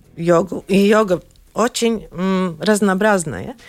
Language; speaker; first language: Russian; non-native, learner; Latvian